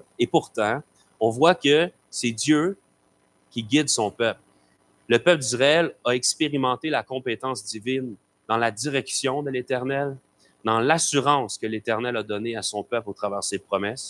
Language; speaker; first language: French; native; French